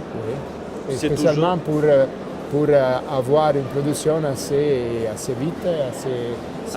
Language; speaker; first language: French; non-native, fluent; Italian